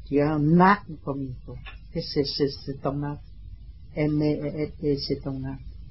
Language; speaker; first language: French; non-native, learner; Vietnamese